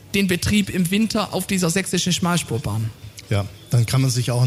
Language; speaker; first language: German; native; German